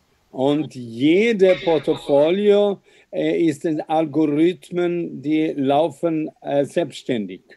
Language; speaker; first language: German; non-native, fluent; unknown